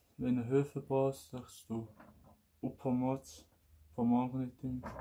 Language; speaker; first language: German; non-native, learner; Bosnian